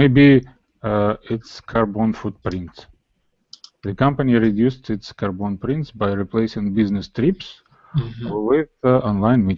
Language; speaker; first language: English; non-native, learner; Russian